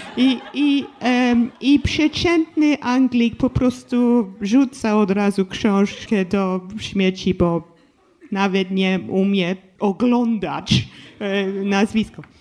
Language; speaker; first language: Polish; non-native, fluent; English